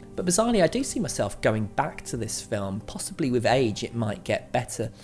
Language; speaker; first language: English; native; English